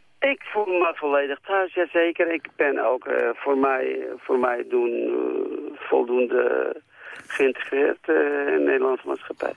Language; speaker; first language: Dutch; non-native, fluent; Central Kurdish